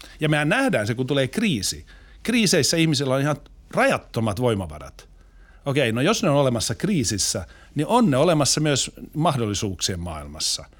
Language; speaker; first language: Finnish; non-native, local second language; Swedish